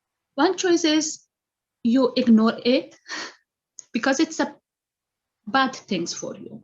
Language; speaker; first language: English; non-native, learner; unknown